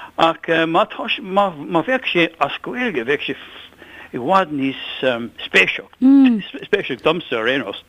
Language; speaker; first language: Irish; non-native, local second language; English